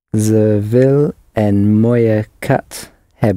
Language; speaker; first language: Dutch; non-native, learner; English